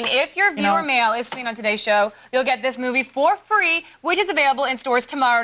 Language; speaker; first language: English; native; English